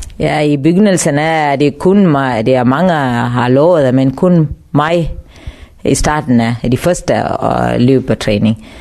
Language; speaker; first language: Danish; non-native, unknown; Tamil